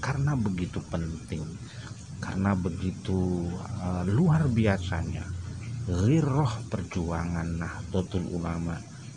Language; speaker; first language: Indonesian; native; Indonesian